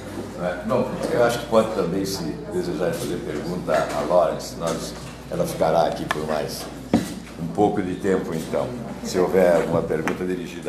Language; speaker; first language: Portuguese; native; Portuguese